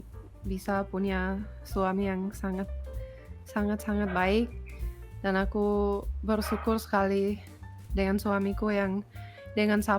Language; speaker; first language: Indonesian; non-native, fluent; Finnish